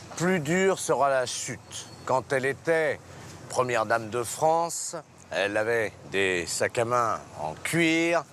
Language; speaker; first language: French; native; French